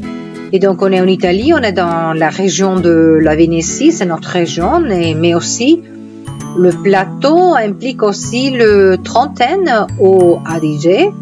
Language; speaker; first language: French; non-native, fluent; Italian